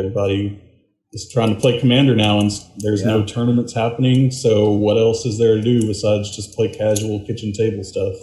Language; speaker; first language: English; native; English